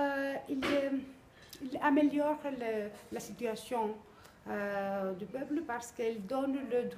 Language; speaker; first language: French; non-native, learner; Greek